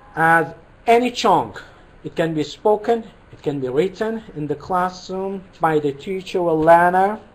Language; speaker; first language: English; non-native, fluent; Persian